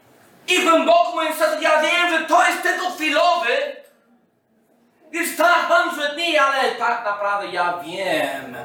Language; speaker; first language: Polish; non-native, fluent; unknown